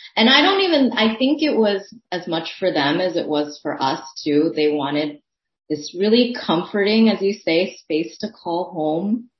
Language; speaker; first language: English; early bilingual, other home language; Thai